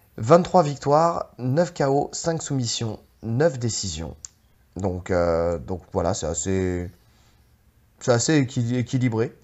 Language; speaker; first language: French; native; French